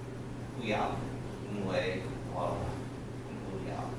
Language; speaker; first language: Chinese; non-native, learner; English